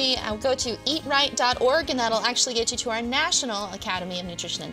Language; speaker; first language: English; native; English